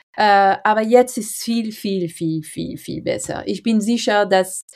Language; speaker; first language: German; non-native, fluent; French